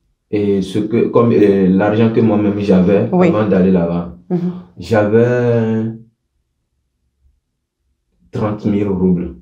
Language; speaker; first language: French; non-native, local second language; Ewe